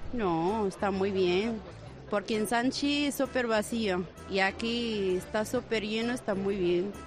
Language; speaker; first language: Spanish; non-native, fluent; Arabic